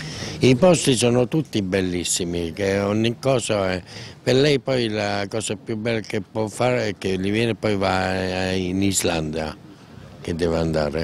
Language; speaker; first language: Italian; early bilingual, heritage; German